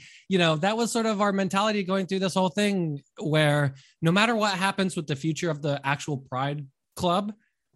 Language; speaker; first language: English; native; English